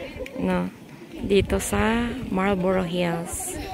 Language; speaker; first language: Filipino; native; Filipino